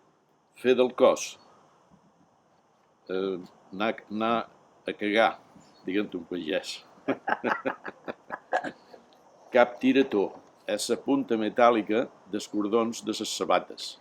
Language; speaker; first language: Catalan; native; Catalan